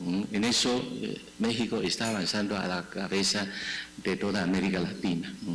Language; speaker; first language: Spanish; non-native, fluent; Chinese